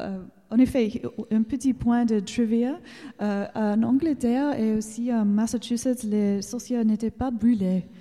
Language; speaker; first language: French; non-native, learner; English